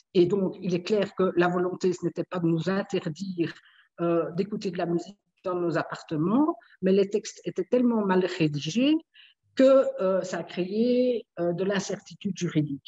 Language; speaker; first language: French; native; French